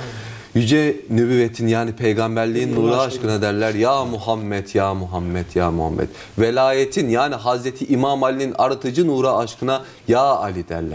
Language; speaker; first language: Turkish; native; Turkish